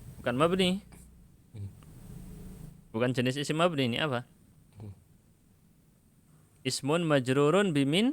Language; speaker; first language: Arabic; non-native, fluent; Indonesian